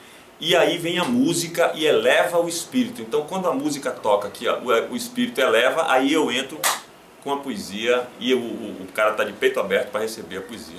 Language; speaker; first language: Portuguese; native; Portuguese